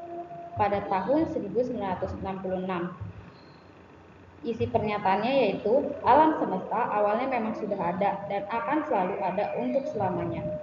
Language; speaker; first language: Indonesian; native; Indonesian